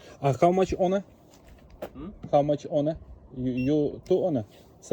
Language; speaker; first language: English; non-native, learner; Ukrainian